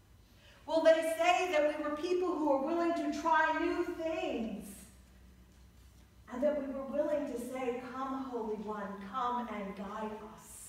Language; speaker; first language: English; native; English